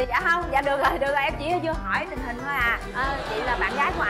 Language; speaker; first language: Vietnamese; native; Vietnamese